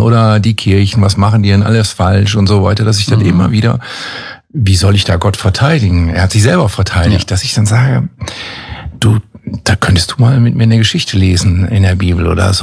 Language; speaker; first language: German; native; German